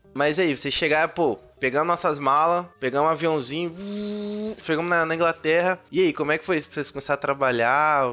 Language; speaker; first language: Portuguese; native; Portuguese